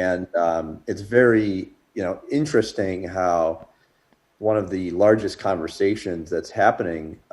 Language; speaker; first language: English; native; English